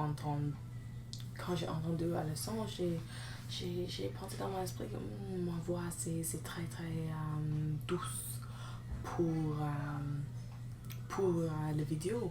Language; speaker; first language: French; non-native, learner; English